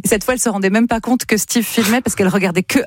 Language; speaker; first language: French; native; French